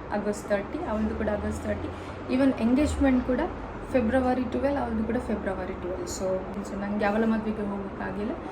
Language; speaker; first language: Kannada; non-native, local second language; Tulu